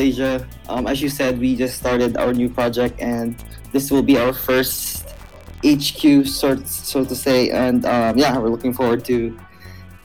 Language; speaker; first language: English; non-native, local second language; Hiligaynon